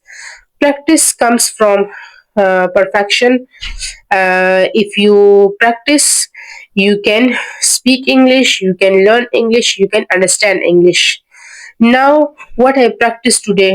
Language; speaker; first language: English; non-native, learner; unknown